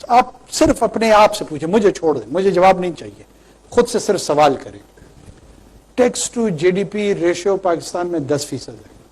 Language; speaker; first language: Urdu; non-native, local second language; Pashto